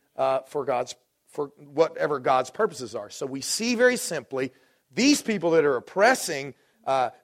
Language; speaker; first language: English; native; English